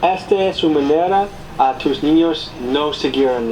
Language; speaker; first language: Spanish; non-native, learner; English